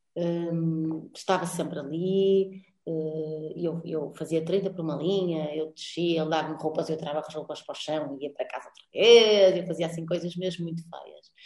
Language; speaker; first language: Portuguese; native; Portuguese